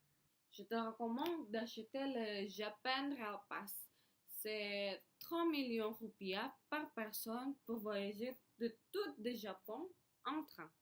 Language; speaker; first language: French; non-native, learner; Indonesian